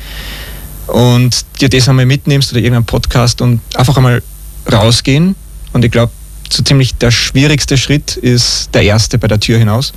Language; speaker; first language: German; native; German